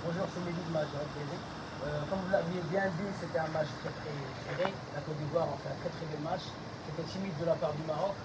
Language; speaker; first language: French; non-native, local second language; Arabic